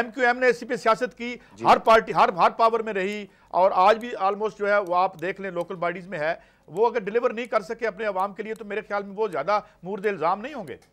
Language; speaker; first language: Urdu; non-native, local second language; Punjabi